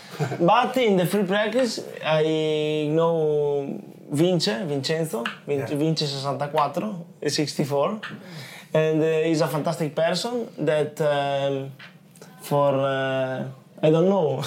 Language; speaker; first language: English; non-native, learner; Italian